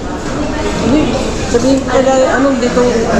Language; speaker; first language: Filipino; native; Filipino